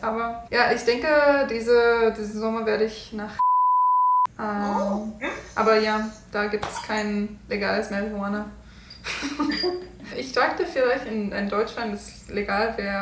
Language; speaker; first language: German; non-native, learner; English